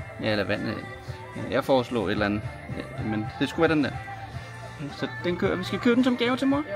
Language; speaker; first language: Danish; native; Danish